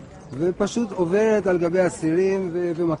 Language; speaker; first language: Hebrew; native; Hebrew